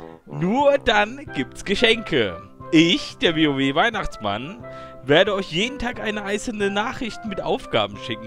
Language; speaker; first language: German; native; German